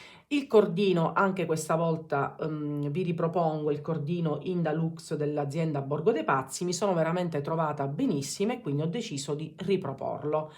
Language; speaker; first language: Italian; native; Italian